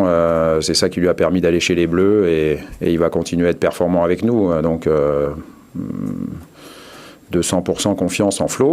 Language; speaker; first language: French; native; French